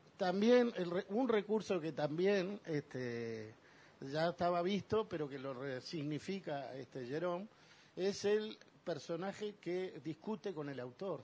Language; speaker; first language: Spanish; native; Spanish